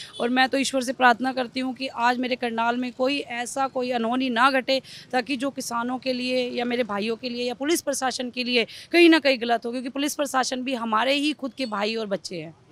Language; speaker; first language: Hindi; native; Hindi